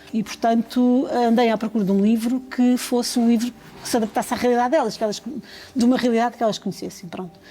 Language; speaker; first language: Portuguese; native; Portuguese